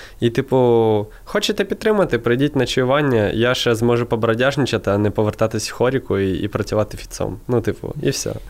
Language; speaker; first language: Ukrainian; non-native, local second language; Russian